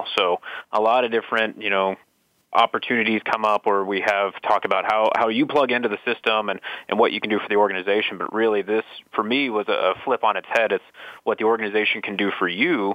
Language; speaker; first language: English; native; English